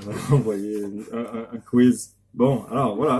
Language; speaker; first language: French; native; French